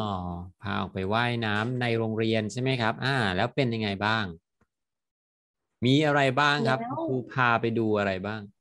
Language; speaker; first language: Thai; native; Thai